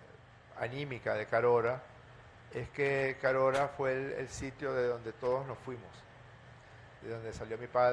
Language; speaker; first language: Spanish; native; Spanish